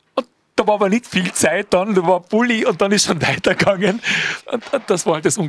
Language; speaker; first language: German; native; German